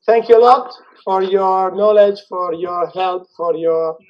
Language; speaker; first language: English; non-native, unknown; Italian